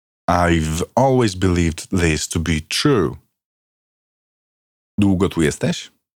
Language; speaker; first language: English; non-native, fluent; Polish